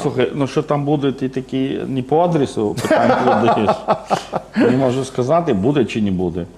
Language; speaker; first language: Ukrainian; non-native, fluent; Georgian